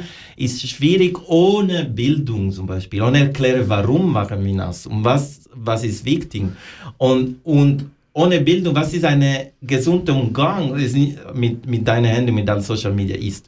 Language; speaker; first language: German; non-native, learner; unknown